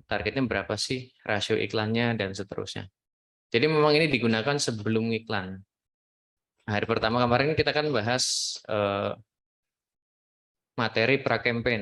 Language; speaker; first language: Indonesian; native; Indonesian